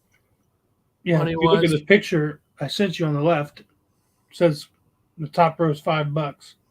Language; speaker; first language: English; native; English